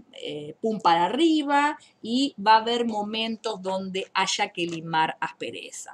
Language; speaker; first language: Spanish; native; Spanish